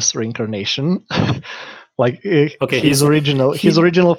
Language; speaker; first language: English; non-native, fluent; Serbian